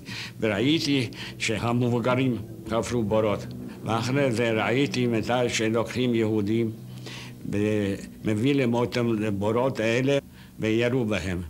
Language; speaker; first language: Hebrew; non-native, fluent; Yiddish